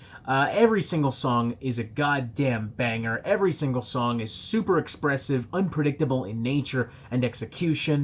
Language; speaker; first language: English; native; English